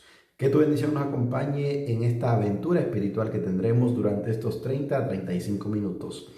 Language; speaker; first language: Spanish; native; Spanish